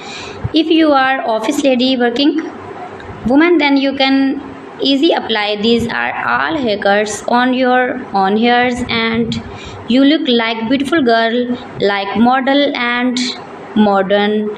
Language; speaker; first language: English; non-native, learner; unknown